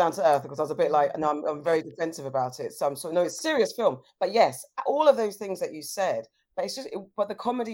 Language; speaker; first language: English; native; English